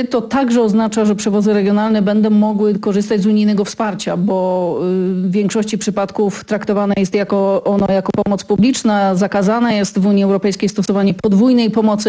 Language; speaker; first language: Polish; native; Polish